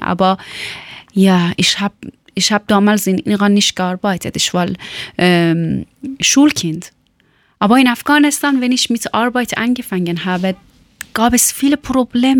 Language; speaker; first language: German; non-native, learner; Persian